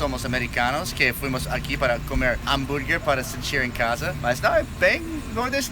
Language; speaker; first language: Portuguese; non-native, fluent; English